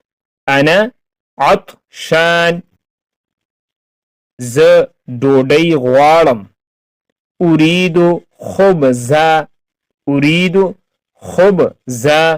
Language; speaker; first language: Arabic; non-native, fluent; Pashto